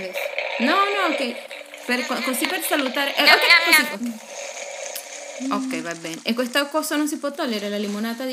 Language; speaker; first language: Italian; non-native, fluent; Spanish